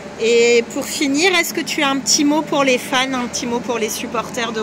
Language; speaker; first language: French; native; French